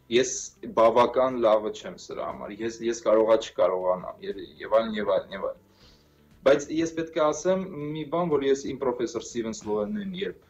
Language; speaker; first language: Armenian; native; Armenian